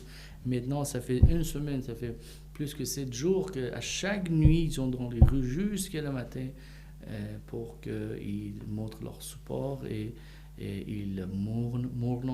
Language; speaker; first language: French; non-native, fluent; Persian